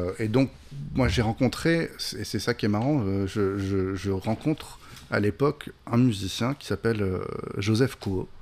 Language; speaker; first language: French; native; French